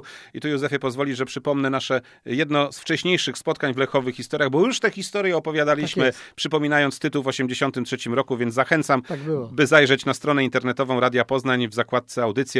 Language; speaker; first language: Polish; native; Polish